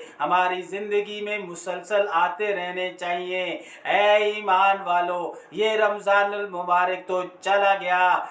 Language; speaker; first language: Urdu; native; Urdu